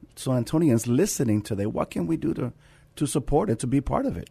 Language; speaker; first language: English; native; English